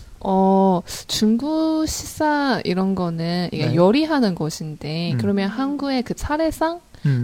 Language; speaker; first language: Korean; non-native, learner; Chinese